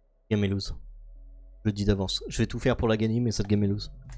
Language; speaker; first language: French; native; French